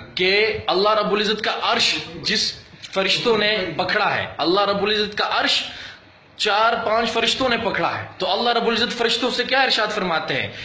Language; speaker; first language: Urdu; non-native, local second language; Pashto